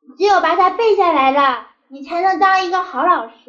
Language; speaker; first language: Chinese; native; Chinese